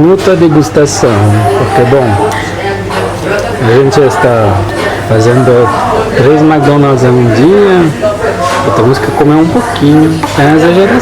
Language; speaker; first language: Portuguese; non-native, learner; Dutch